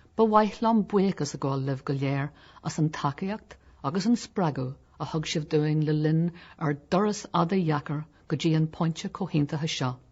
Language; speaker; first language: Irish; non-native, local second language; English